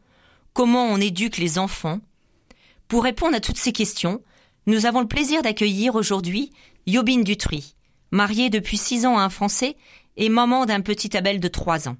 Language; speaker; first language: French; native; French